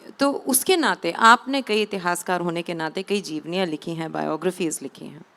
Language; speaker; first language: Hindi; native; Hindi